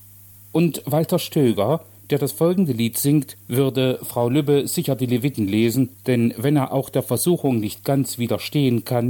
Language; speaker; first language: German; native; German